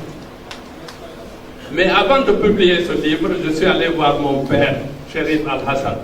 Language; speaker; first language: French; non-native, local second language; Fula